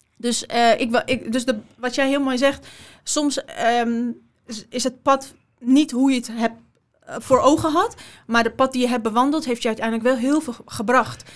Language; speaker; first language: Dutch; early bilingual, other home language; Persian